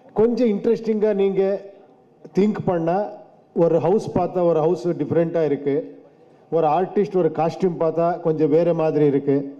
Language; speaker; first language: Tamil; non-native, fluent; Kannada